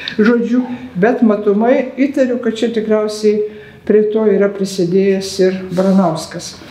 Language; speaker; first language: Lithuanian; native; Lithuanian